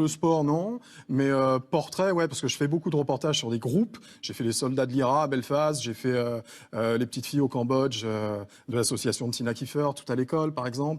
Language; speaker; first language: French; native; French